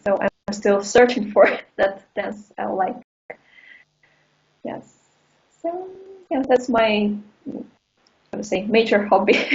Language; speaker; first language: English; non-native, fluent; Russian